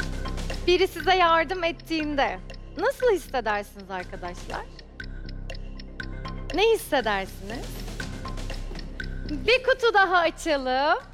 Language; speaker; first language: Turkish; native; Turkish